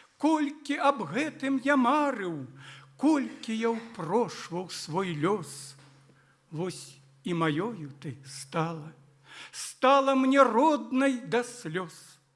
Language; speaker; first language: Belarusian; native; Belarusian